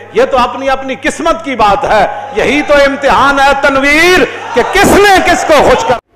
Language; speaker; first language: Urdu; non-native, local second language; Punjabi